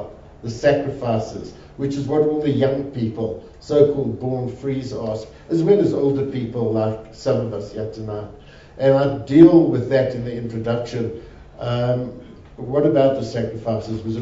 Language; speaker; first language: English; native; English